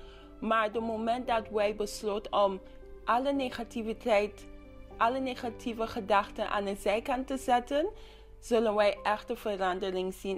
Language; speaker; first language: Dutch; non-native, local second language; English